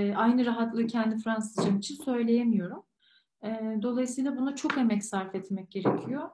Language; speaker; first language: Turkish; native; Turkish